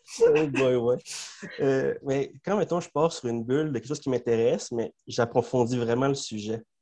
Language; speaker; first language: French; early bilingual, other home language; Spanish